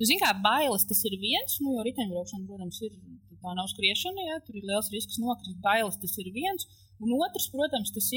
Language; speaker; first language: Latvian; native; Latvian